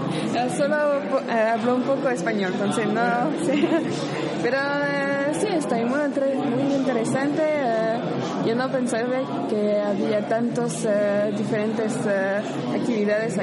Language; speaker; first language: Spanish; non-native, learner; French